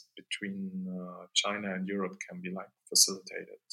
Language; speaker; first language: English; non-native, fluent; German